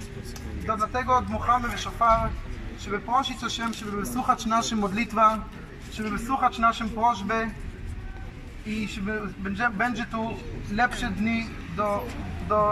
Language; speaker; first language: Polish; non-native, learner; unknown